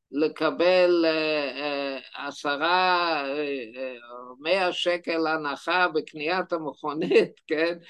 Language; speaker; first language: Hebrew; non-native, fluent; English